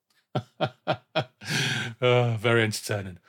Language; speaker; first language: English; native; English